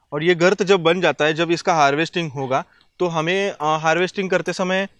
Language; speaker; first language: Hindi; non-native, local second language; Marathi